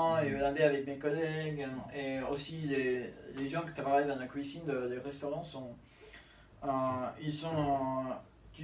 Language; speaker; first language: French; non-native, learner; Spanish